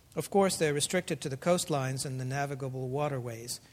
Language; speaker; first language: English; early bilingual, other home language; Russian